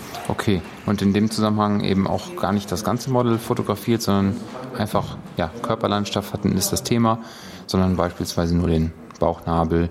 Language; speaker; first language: German; native; German